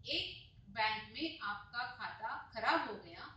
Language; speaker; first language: Hindi; non-native, local second language; Marathi